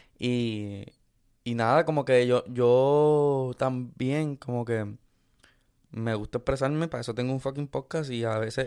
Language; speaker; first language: Spanish; early bilingual, other home language; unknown